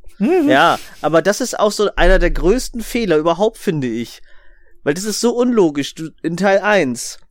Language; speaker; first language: German; native; German